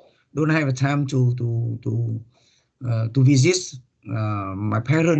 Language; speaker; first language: English; non-native, learner; Vietnamese